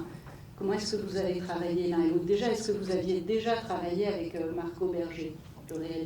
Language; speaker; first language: French; native; French